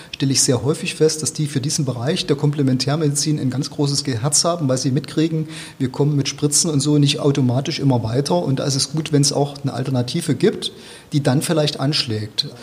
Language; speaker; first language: German; native; German